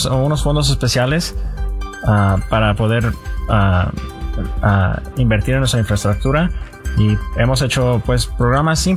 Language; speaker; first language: Spanish; early bilingual, heritage; Spanish